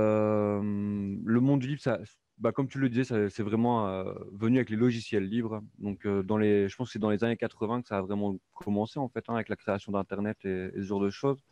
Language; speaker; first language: French; native; French